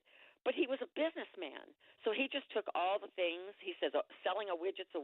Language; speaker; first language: English; native; English